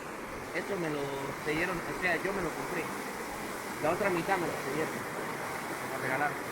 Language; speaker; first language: Spanish; native; Spanish